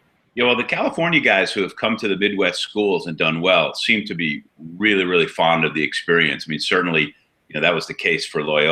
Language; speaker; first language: English; native; English